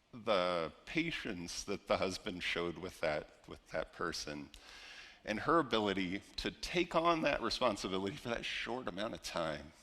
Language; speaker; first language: English; native; English